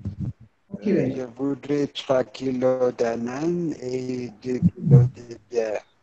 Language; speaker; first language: French; non-native, learner; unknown